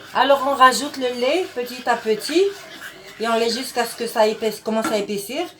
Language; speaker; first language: French; non-native, local second language; Arabic